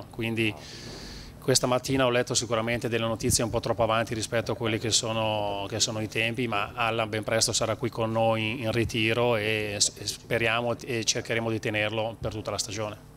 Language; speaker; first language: Italian; native; Italian